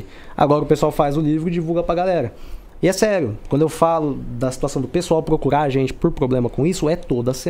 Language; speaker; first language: Portuguese; native; Portuguese